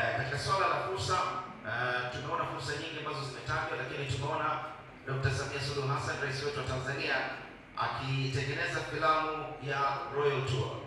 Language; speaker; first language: Swahili; native; Swahili